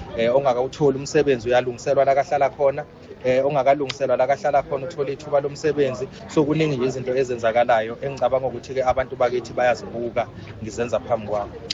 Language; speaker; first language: Zulu; native; Zulu